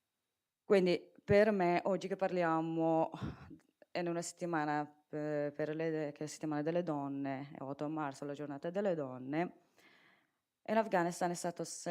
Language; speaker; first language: Italian; non-native, fluent; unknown